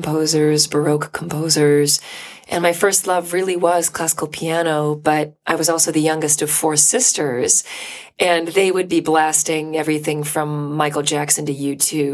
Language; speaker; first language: English; native; English